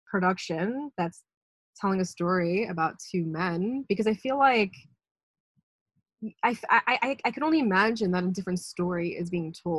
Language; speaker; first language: English; native; English